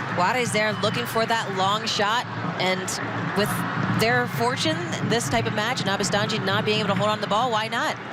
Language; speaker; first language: English; native; English